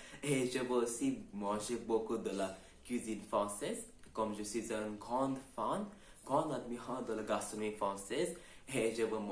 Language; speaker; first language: French; non-native, learner; Bangla